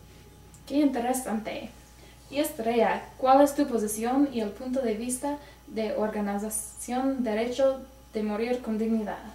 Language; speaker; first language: Spanish; non-native, learner; English